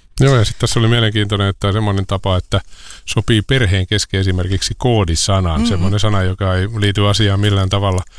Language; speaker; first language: Finnish; native; Finnish